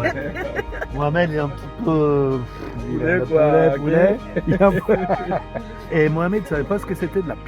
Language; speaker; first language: French; non-native, fluent; English